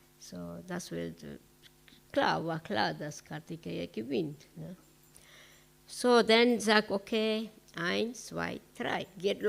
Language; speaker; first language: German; non-native, learner; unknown